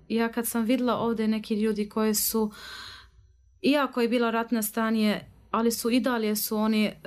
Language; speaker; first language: Croatian; non-native, learner; Arabic